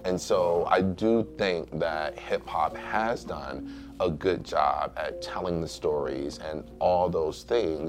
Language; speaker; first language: English; native; English